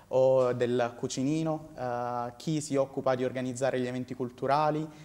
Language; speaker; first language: Italian; native; Italian